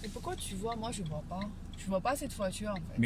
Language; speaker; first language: French; non-native, learner; Chinese